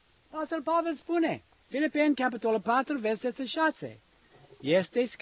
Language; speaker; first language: Romanian; non-native, learner; English